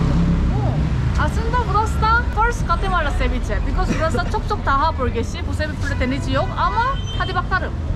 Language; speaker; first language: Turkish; non-native, learner; Spanish